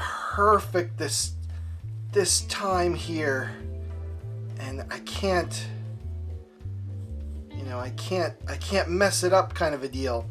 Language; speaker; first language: English; native; English